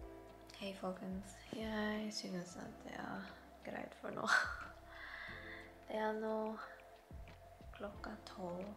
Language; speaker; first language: Norwegian; non-native, learner; Filipino